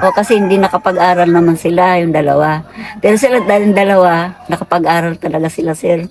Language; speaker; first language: Filipino; non-native, local second language; Cebuano